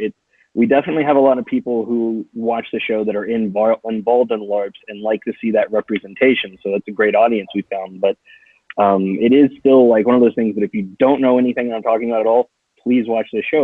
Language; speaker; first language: English; native; English